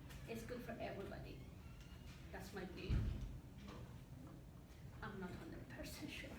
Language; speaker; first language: English; non-native, learner; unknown